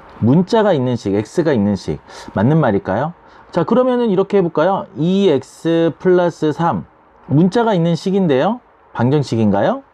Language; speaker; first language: Korean; native; Korean